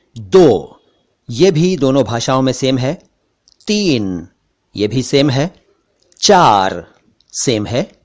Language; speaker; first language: Hindi; native; Hindi